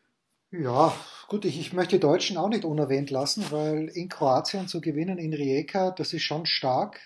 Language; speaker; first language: German; native; German